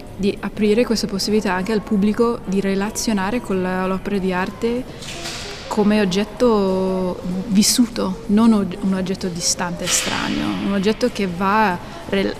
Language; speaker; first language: Italian; non-native, fluent; English